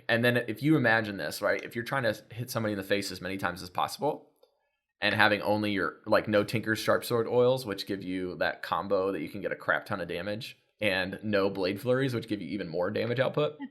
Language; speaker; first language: English; native; English